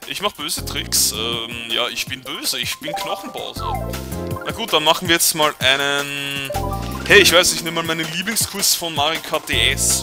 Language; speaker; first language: German; native; German